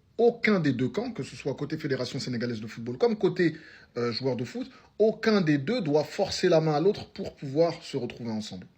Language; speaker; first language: French; early bilingual, other home language; Wolof